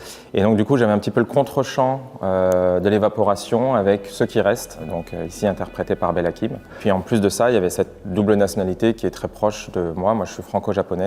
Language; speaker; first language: French; native; French